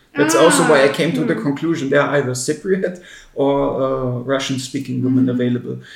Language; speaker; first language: English; non-native, fluent; German